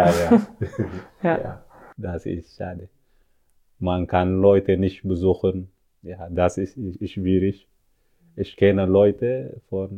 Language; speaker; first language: German; non-native, learner; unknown